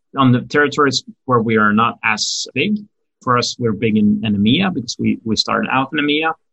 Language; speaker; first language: English; non-native, fluent; Norwegian